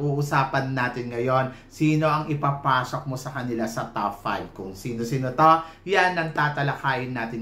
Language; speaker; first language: Filipino; native; Filipino